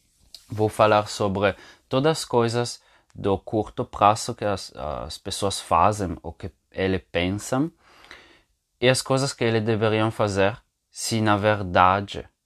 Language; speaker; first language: Portuguese; non-native, fluent; Italian